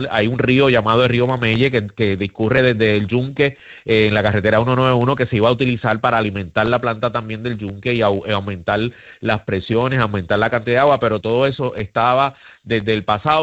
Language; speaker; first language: Spanish; native; Spanish